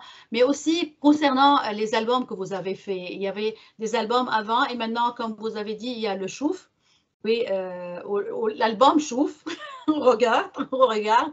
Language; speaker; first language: French; non-native, local second language; Arabic